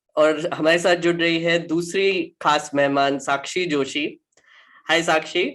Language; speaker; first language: Hindi; non-native, local second language; Marathi